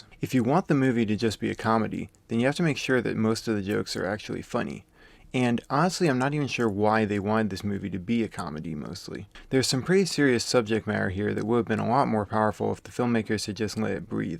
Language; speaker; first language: English; native; English